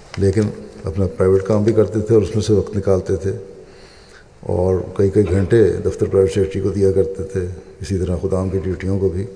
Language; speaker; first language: Urdu; native; Urdu